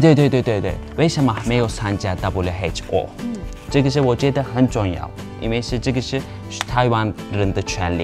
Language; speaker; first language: Chinese; non-native, fluent; Turkish